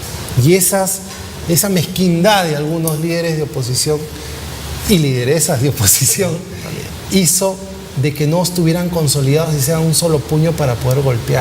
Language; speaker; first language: Spanish; native; Spanish